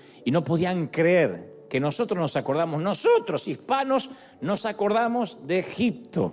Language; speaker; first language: Spanish; native; Spanish